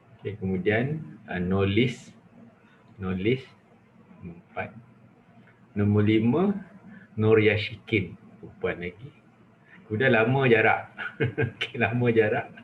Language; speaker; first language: Malay; native; Malay